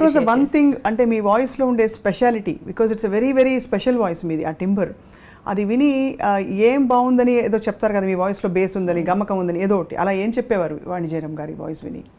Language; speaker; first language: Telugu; native; Telugu